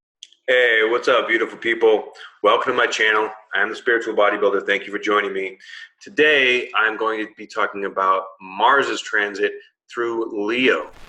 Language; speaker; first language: English; native; English